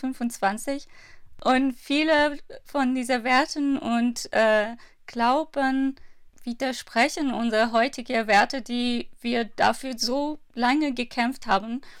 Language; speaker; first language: German; non-native, fluent; Persian